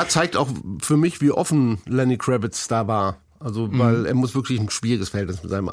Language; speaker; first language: German; native; German